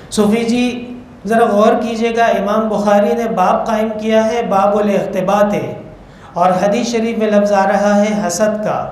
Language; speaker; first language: Urdu; non-native, local second language; Pashto